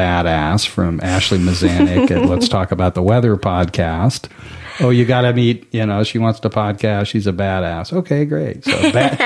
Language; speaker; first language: English; native; English